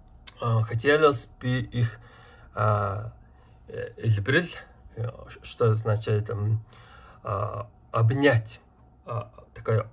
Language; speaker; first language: Russian; non-native, learner; Mongolian